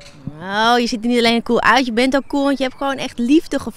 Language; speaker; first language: Dutch; native; Dutch